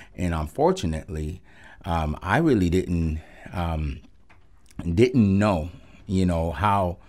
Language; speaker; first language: English; early bilingual, other home language; Spanish